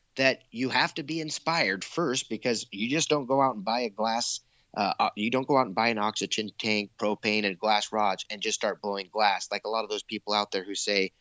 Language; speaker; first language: English; native; English